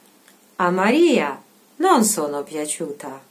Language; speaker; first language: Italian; non-native, fluent; Russian